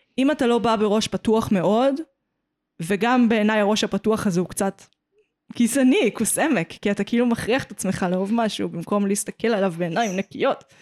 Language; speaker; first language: Hebrew; native; Hebrew